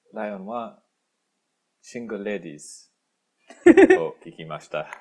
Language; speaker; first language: Japanese; non-native, learner; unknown